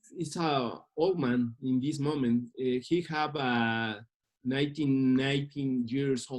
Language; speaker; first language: English; non-native, learner; Spanish